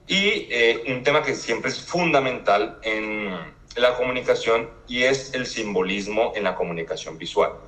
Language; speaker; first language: Spanish; native; Spanish